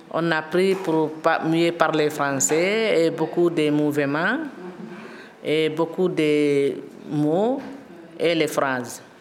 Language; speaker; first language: French; non-native, learner; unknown